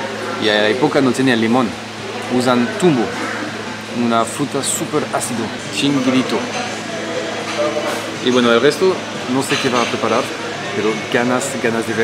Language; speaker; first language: Spanish; non-native, fluent; French